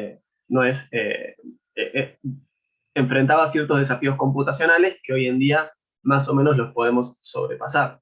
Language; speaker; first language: Spanish; native; Spanish